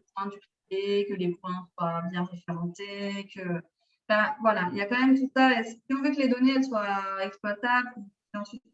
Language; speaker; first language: French; native; French